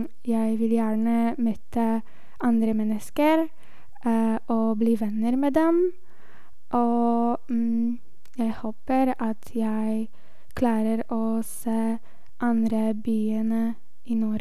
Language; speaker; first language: Norwegian; non-native, learner; Polish